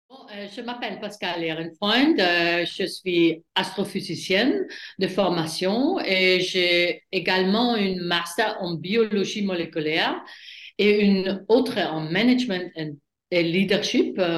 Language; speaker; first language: French; non-native, fluent; German